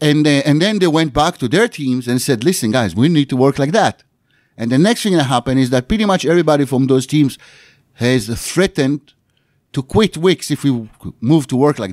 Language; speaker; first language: English; non-native, fluent; Hebrew